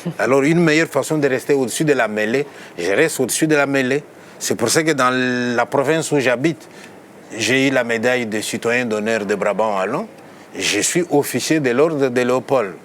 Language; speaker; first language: French; non-native, local second language; Luba-Lulua